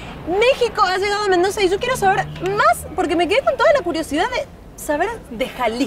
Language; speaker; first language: Spanish; native; Spanish